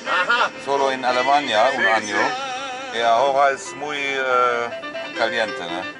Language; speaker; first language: Spanish; non-native, learner; German